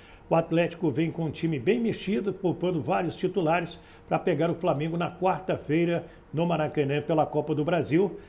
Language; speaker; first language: Portuguese; native; Portuguese